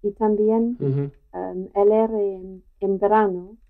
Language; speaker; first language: Spanish; non-native, learner; English